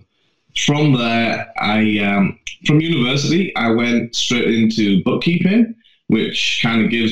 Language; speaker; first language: English; native; English